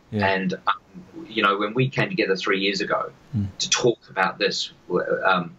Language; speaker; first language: English; native; English